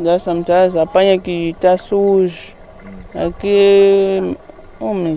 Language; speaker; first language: Portuguese; non-native, local second language; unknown